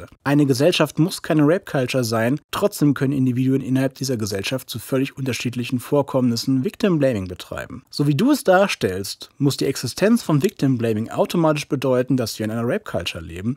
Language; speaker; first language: German; native; German